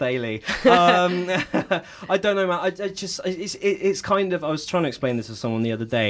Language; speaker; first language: English; native; English